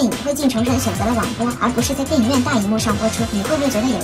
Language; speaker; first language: Chinese; native; Chinese